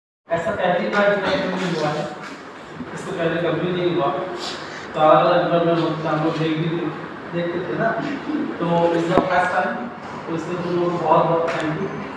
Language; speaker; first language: Hindi; non-native, local second language; Bangla